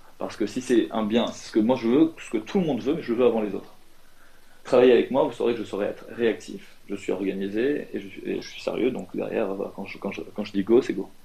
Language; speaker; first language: French; non-native, local second language; Arabic